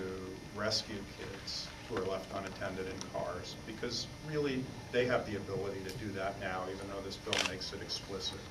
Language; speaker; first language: English; native; English